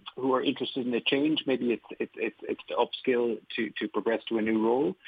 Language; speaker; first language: English; native; English